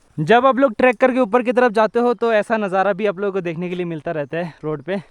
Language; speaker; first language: Hindi; non-native, local second language; Bangla